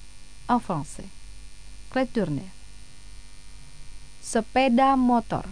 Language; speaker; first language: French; non-native, fluent; Indonesian